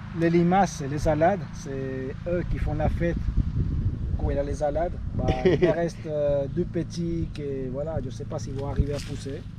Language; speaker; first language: French; native; French